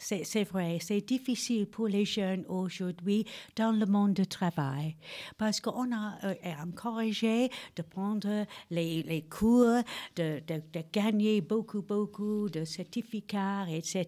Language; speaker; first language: French; non-native, fluent; English